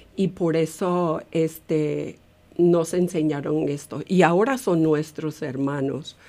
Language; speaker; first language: Spanish; non-native, fluent; English